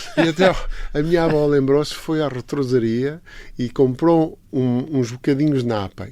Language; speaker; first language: Portuguese; early bilingual, heritage; Portuguese